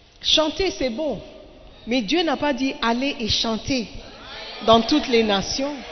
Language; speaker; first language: French; non-native, fluent; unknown